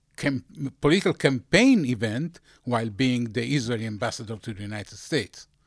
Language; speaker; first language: English; non-native, fluent; Hebrew